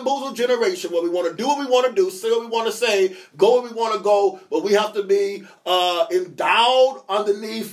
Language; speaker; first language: English; native; English